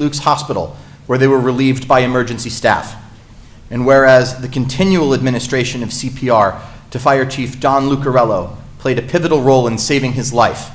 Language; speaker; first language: English; native; English